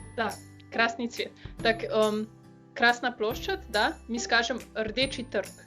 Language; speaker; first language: Russian; non-native, learner; Slovenian